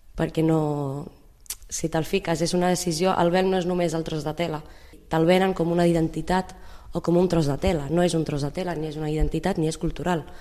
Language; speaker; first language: Catalan; early bilingual, other home language; Arabic